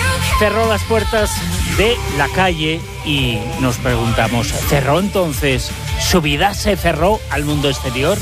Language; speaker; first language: Spanish; native; Spanish